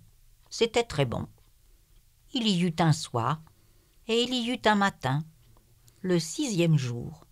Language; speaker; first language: French; native; French